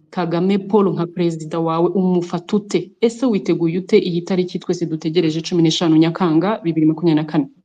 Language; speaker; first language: Kinyarwanda; native; Kinyarwanda